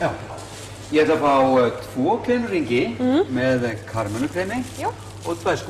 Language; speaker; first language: Icelandic; non-native, learner; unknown